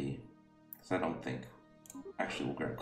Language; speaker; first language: English; native; English